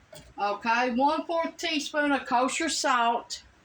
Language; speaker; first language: English; native; English